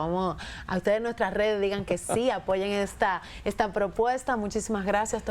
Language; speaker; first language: Spanish; native; Spanish